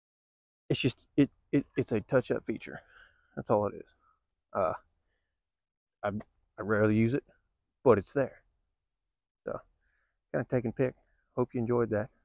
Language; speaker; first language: English; native; English